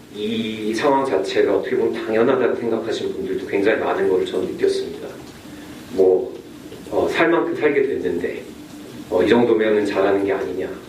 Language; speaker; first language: Korean; native; Korean